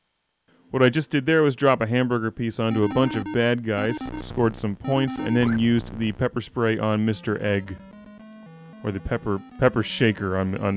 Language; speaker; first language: English; native; English